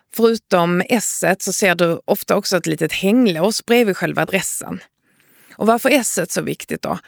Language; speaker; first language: Swedish; native; Swedish